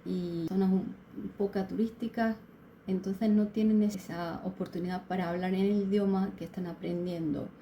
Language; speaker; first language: Spanish; non-native, fluent; Turkish